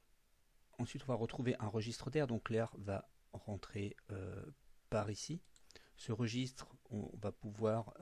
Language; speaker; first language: French; native; French